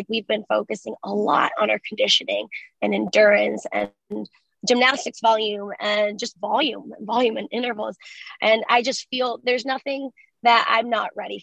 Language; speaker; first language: English; early bilingual, other home language; Spanish